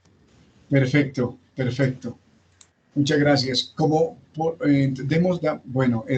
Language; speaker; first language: Spanish; native; Spanish